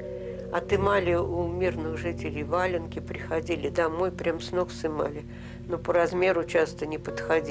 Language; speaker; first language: Russian; native; Russian